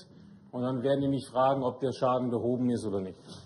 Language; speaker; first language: German; native; German